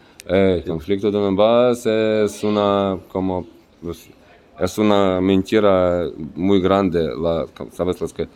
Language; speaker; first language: Spanish; non-native, fluent; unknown